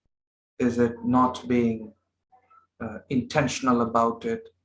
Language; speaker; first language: English; non-native, local second language; Hindi